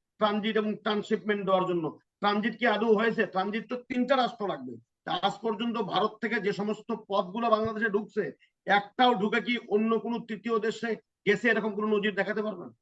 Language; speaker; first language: Bangla; native; Bangla